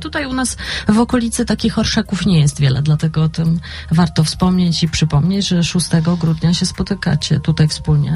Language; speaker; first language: Polish; native; Polish